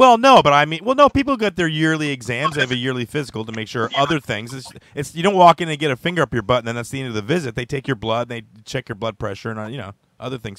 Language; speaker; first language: English; native; English